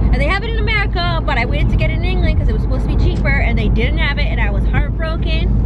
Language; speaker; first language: English; native; English